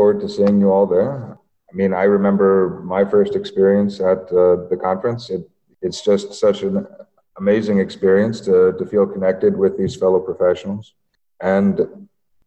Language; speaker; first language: English; native; English